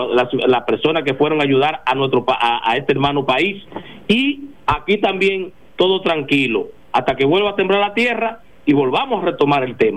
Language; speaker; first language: Spanish; native; Spanish